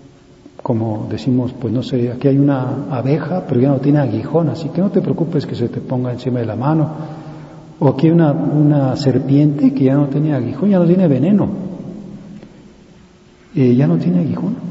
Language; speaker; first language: Spanish; native; Spanish